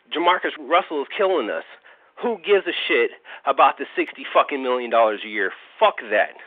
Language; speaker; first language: English; native; English